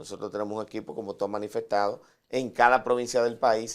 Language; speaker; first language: Spanish; native; Spanish